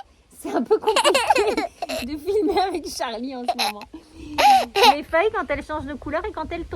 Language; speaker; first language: French; native; French